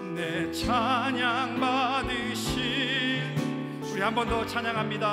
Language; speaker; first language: Korean; native; Korean